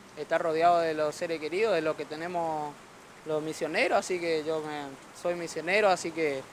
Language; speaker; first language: Spanish; native; Spanish